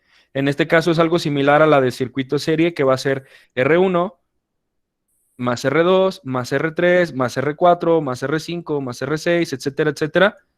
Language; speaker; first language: Spanish; native; Spanish